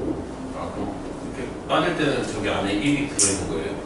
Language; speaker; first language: Korean; native; Korean